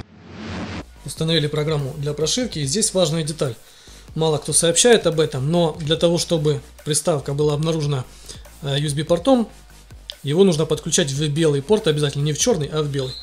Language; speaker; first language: Russian; native; Russian